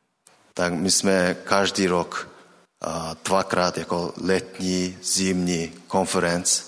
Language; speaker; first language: Czech; non-native, learner; Mongolian